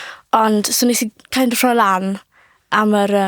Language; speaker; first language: Welsh; native; Welsh